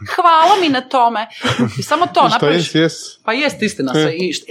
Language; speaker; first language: Croatian; native; Croatian